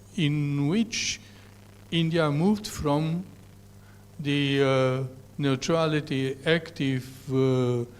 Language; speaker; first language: English; non-native, fluent; Romanian